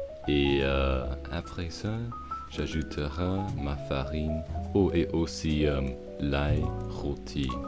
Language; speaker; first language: French; non-native, learner; English